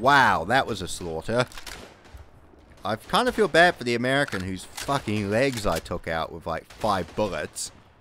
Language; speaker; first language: English; native; English